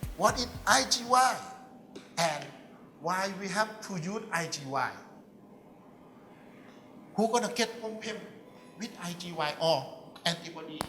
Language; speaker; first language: English; non-native, learner; Thai